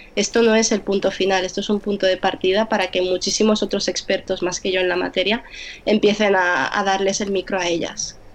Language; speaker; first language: Spanish; early bilingual, other home language; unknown